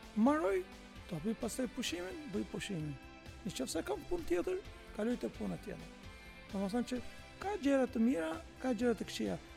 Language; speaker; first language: Albanian; non-native, fluent; Turkish